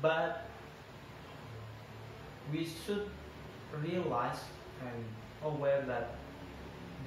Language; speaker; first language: English; non-native, learner; Indonesian